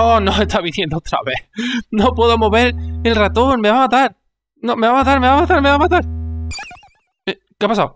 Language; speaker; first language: Spanish; native; Spanish